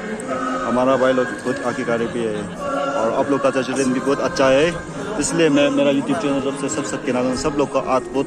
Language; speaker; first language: Hindi; non-native, local second language; Tangkhul Naga (India)